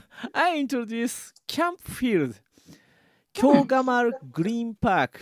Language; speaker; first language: English; non-native, learner; Japanese